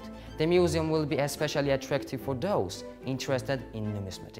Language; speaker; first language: English; non-native, learner; Georgian